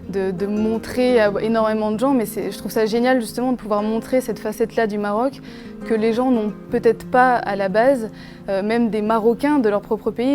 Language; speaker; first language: French; native; French